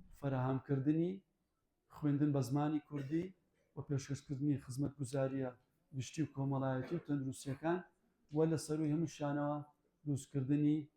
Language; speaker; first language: Central Kurdish; non-native, local second language; Kurdish